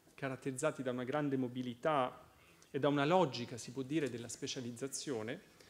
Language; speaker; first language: Italian; native; Italian